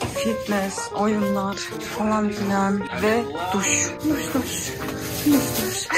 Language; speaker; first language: Turkish; non-native, fluent; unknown